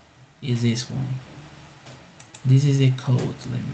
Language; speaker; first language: English; non-native, fluent; Spanish